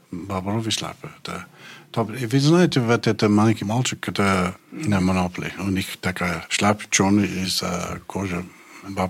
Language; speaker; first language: Russian; non-native, learner; English